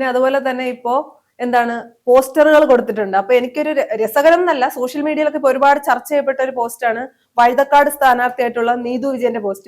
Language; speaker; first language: Malayalam; native; Malayalam